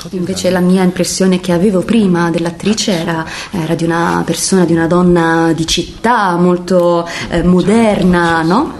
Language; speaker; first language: Italian; native; Italian